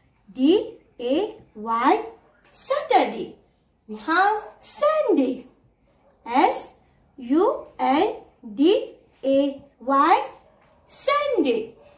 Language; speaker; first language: English; non-native, local second language; Morisyen